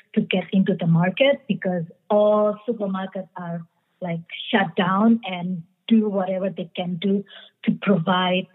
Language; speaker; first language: English; non-native, fluent; Indonesian